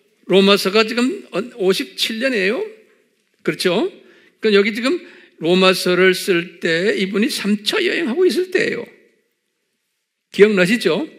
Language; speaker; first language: Korean; native; Korean